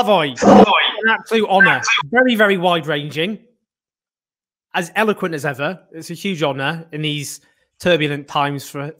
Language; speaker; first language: English; native; English